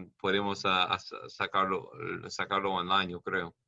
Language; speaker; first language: Spanish; non-native, learner; English